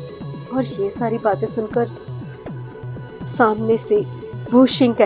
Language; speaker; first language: Hindi; native; Hindi